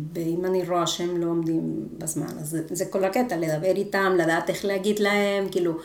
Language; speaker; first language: Hebrew; non-native, fluent; Spanish